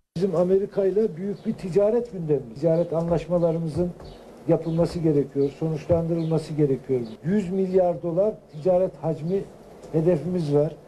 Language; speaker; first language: Turkish; native; Turkish